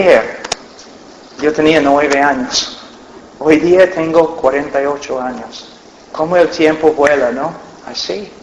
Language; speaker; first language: Spanish; non-native, fluent; English